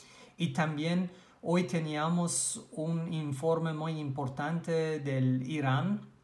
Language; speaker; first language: Spanish; non-native, learner; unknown